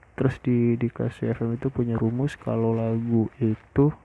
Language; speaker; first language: Indonesian; non-native, local second language; Minangkabau